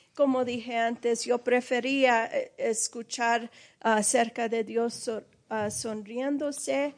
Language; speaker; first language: Spanish; early bilingual, heritage; Spanish